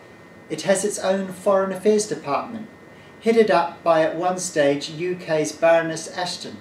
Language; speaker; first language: English; native; English